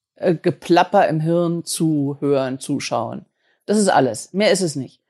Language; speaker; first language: German; native; German